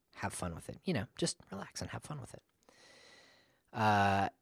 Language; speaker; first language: English; native; English